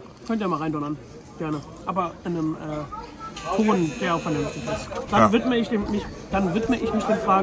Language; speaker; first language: German; native; German